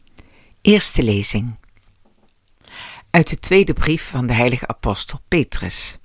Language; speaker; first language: Dutch; native; Dutch